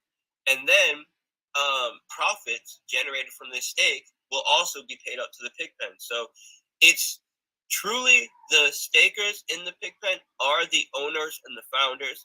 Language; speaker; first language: English; native; English